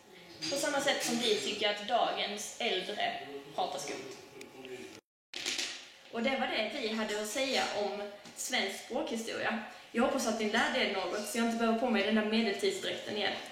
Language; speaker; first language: Swedish; native; Swedish